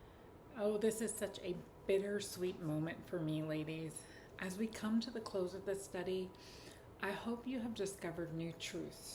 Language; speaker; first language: English; native; English